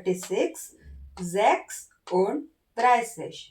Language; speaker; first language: German; non-native, fluent; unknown